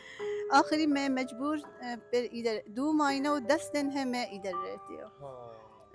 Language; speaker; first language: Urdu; non-native, learner; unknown